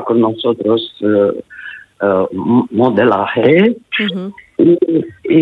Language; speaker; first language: Spanish; non-native, learner; Romanian